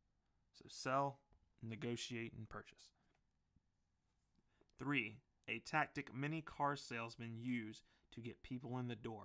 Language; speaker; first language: English; native; English